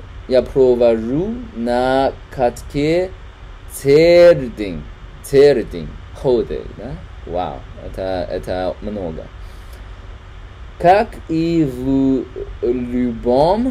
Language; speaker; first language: Russian; non-native, learner; Chinese